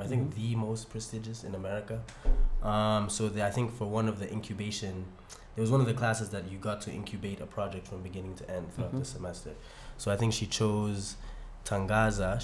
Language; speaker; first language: English; non-native, local second language; Ganda